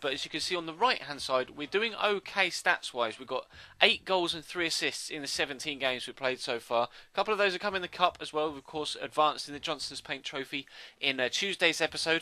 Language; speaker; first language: English; native; English